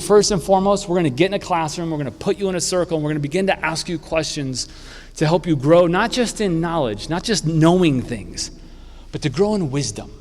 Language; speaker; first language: English; native; English